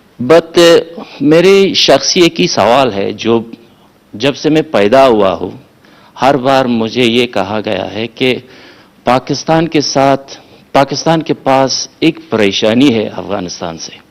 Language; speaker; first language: Hindi; non-native, fluent; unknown